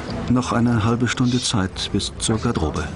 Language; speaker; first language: German; native; German